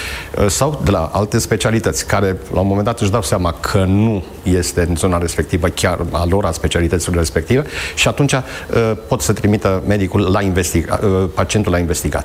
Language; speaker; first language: Romanian; native; Romanian